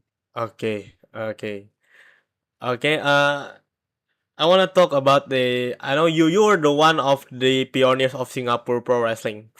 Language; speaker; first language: English; non-native, learner; Indonesian